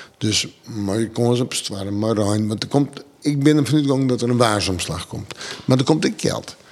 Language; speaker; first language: Dutch; non-native, local second language; Western Frisian